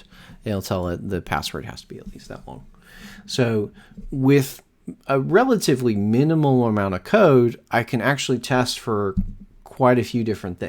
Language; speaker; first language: English; native; English